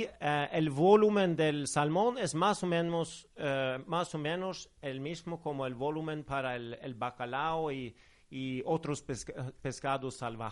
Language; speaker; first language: Spanish; non-native, fluent; Norwegian